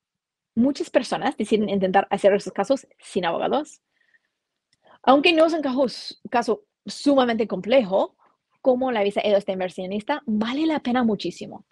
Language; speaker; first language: Spanish; non-native, fluent; English